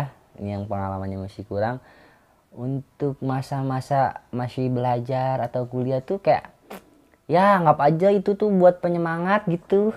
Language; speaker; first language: Indonesian; non-native, local second language; Sundanese